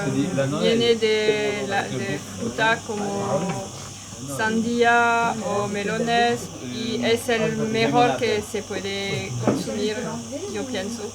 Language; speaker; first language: Spanish; non-native, fluent; French